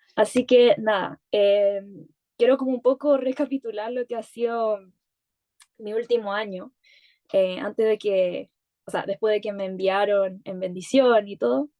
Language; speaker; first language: Spanish; native; Spanish